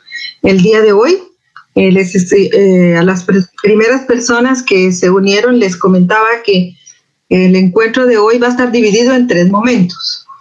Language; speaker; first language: Spanish; native; Spanish